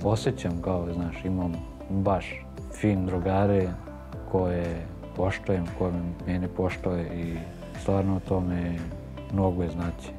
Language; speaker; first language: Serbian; non-native, local second language; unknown